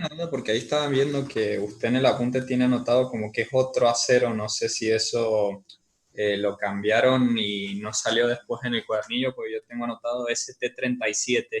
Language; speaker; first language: Spanish; native; Spanish